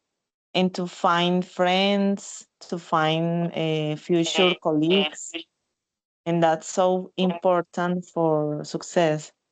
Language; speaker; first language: English; non-native, learner; Spanish